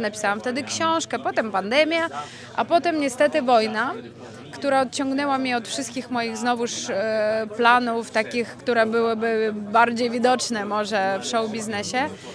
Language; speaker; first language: Polish; non-native, fluent; Ukrainian